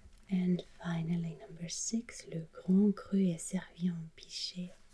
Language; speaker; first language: English; non-native, fluent; German